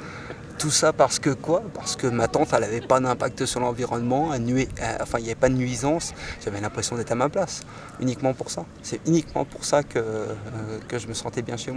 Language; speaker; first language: French; native; French